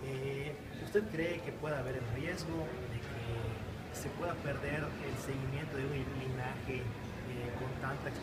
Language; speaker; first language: Spanish; native; Spanish